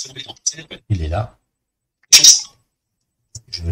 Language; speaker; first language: French; native; French